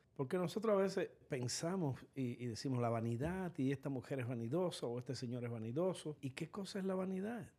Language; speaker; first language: Spanish; native; Spanish